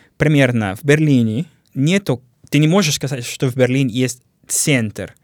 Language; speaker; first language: Russian; non-native, learner; Spanish